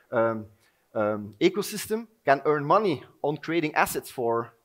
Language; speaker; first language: English; non-native, fluent; Dutch